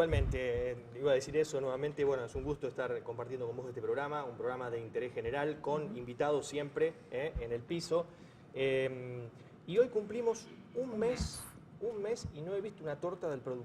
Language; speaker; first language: Spanish; native; Spanish